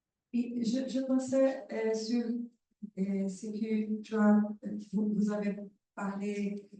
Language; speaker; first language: French; non-native, learner; Portuguese